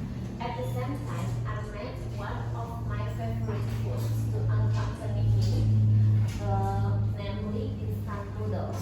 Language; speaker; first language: English; non-native, learner; Indonesian